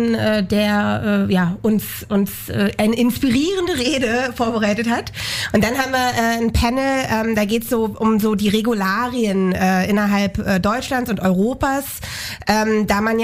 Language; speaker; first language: German; native; German